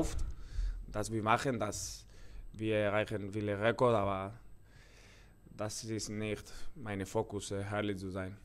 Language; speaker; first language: German; non-native, learner; Spanish